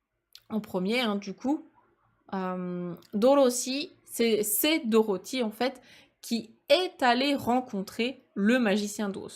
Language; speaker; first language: French; native; French